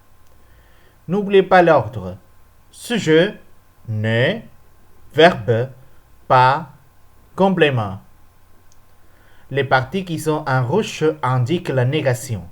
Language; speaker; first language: French; non-native, learner; Spanish